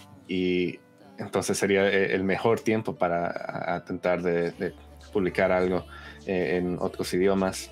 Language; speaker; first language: Spanish; early bilingual, heritage; Spanish